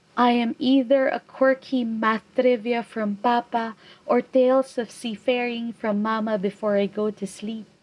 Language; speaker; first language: English; non-native, local second language; Chavacano